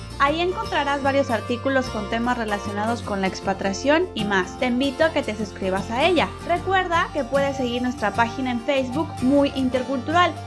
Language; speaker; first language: Spanish; native; Spanish